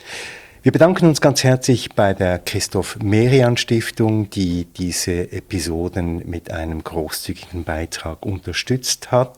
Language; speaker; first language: German; native; German